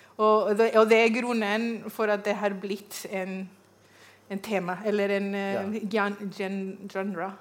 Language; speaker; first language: Norwegian; non-native, fluent; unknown